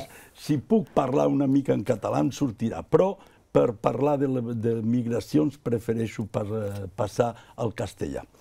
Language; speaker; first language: Catalan; non-native, local second language; Spanish